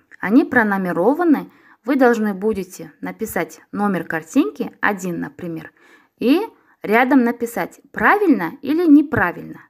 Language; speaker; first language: Russian; non-native, local second language; Kazakh